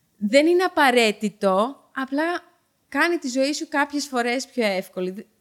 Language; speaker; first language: Greek; early bilingual, heritage; Dutch